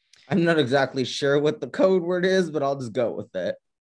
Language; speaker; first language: English; early bilingual, other home language; Spanish